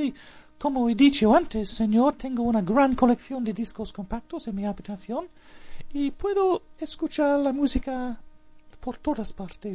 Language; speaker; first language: Spanish; non-native, learner; English